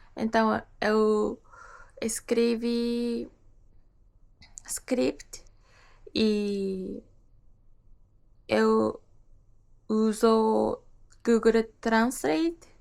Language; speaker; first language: Portuguese; non-native, learner; Japanese